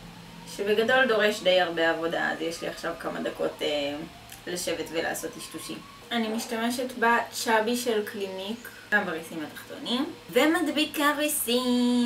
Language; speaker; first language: Hebrew; native; Hebrew